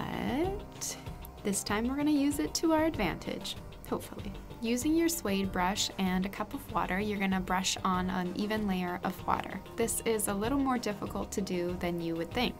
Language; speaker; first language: English; native; English